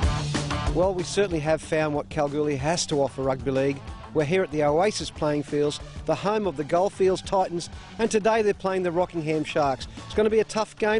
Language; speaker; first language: English; native; English